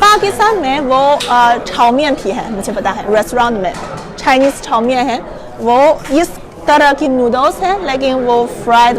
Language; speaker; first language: Hindi; non-native, learner; Chinese